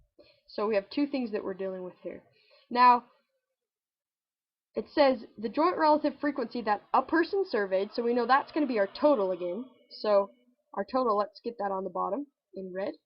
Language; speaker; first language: English; native; English